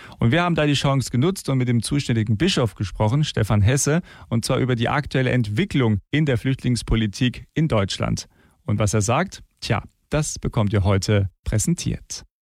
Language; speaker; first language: German; native; German